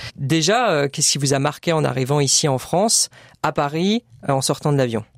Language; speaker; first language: French; native; French